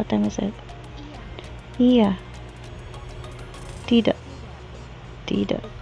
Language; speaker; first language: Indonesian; non-native, learner; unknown